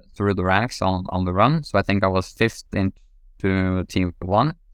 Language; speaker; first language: English; non-native, fluent; Norwegian